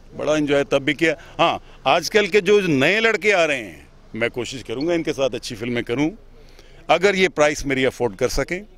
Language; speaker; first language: Hindi; native; Hindi